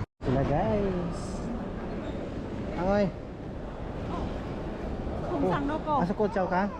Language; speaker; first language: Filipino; native; Filipino